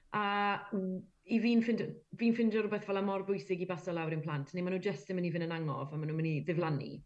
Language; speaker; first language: Welsh; native; Welsh